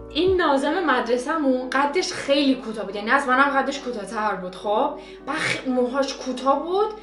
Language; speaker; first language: Persian; early bilingual, heritage; Persian